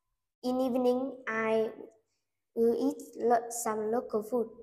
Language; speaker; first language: English; non-native, learner; Vietnamese